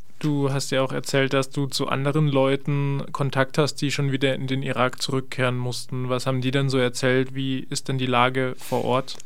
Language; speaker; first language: German; native; German